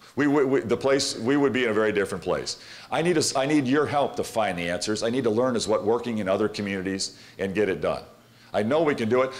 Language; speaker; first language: English; native; English